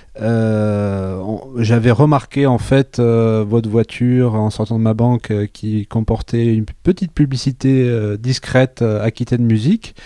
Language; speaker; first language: French; native; French